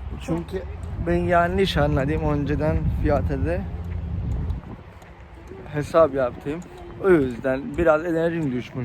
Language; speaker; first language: Turkish; non-native, learner; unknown